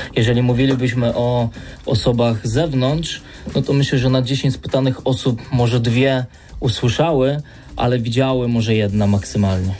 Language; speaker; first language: Polish; native; Polish